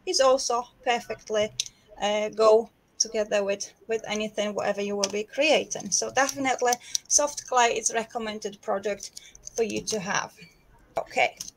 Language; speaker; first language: English; non-native, fluent; Polish